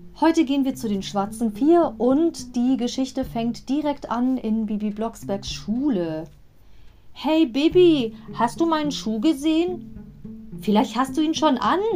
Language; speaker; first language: German; native; German